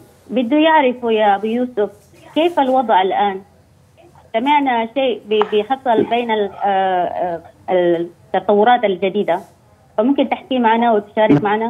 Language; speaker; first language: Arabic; non-native, fluent; Malay